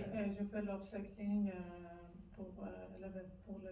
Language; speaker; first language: French; non-native, learner; Persian